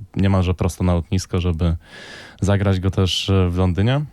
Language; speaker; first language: Polish; native; Polish